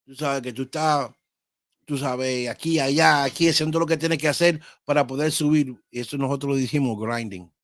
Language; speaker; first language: Spanish; early bilingual, heritage; Spanish